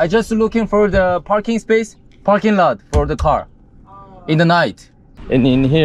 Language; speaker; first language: English; non-native, learner; Korean